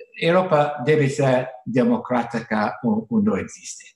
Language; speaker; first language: Spanish; non-native, fluent; English